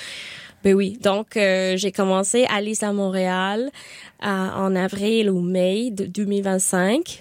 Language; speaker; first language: French; non-native, learner; English